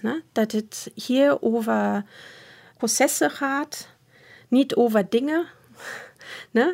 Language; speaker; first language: Dutch; non-native, fluent; German